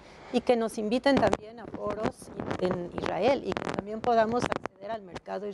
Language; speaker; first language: Spanish; native; Spanish